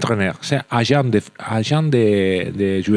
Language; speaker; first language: French; non-native, learner; Spanish